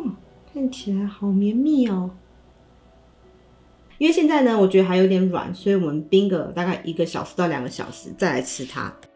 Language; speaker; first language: Chinese; native; Chinese